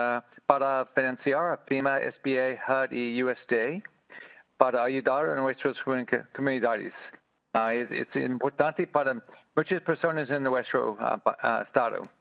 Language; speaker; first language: Spanish; non-native, learner; English